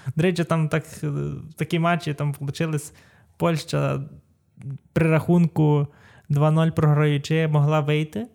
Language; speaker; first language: Ukrainian; native; Ukrainian